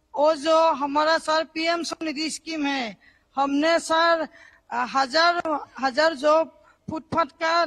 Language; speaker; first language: Hindi; non-native, local second language; Assamese